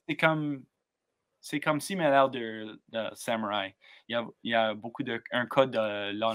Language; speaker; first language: French; non-native, learner; English